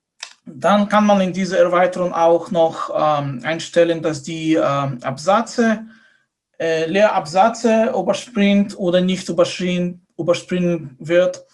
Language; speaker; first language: German; non-native, fluent; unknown